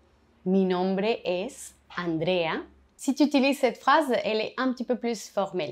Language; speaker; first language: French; non-native, fluent; Spanish